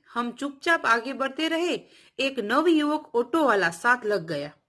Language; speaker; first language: Hindi; non-native, local second language; Gujarati